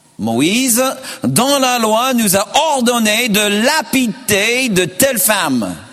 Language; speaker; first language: French; non-native, fluent; English